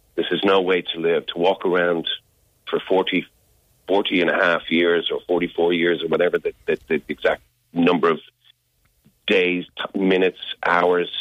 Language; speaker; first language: English; native; English